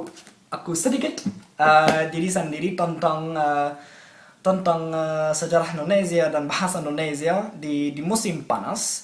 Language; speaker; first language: Indonesian; non-native, learner; English